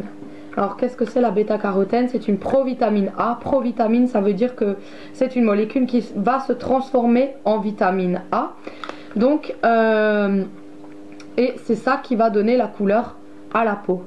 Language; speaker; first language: French; native; French